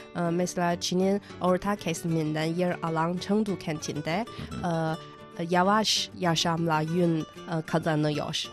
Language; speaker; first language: Turkish; non-native, fluent; Chinese